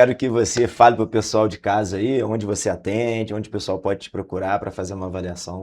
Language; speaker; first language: Portuguese; native; Portuguese